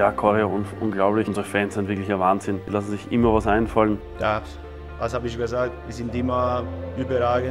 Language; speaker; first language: German; native; German